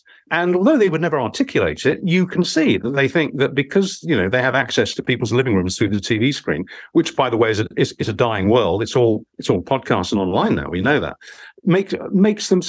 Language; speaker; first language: English; native; English